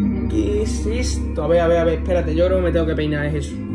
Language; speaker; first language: Spanish; native; Spanish